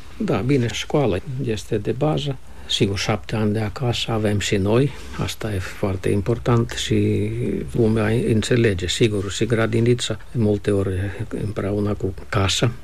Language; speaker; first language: Romanian; non-native, fluent; Finnish